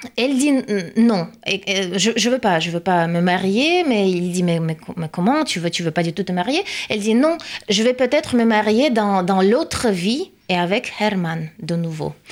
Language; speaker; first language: French; non-native, fluent; Russian